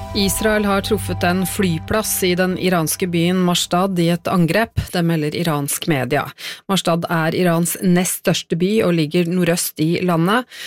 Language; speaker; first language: Norwegian; native; Norwegian